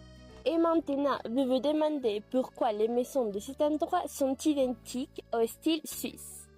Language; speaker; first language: French; non-native, learner; Spanish